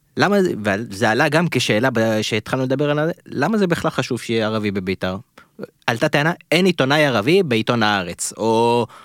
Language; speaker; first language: Hebrew; native; Hebrew